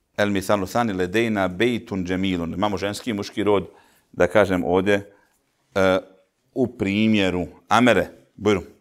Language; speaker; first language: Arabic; non-native, fluent; Bosnian